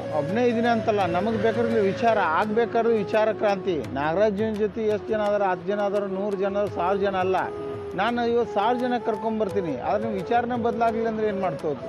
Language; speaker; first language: Kannada; native; Kannada